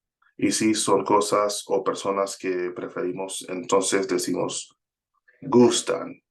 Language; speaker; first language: Spanish; non-native, fluent; English